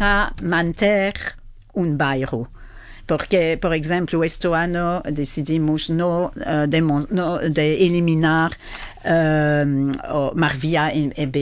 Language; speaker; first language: Portuguese; non-native, fluent; French